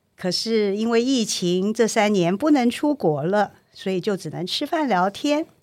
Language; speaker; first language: Chinese; native; Chinese